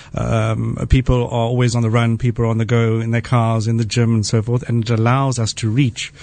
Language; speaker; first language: English; native; English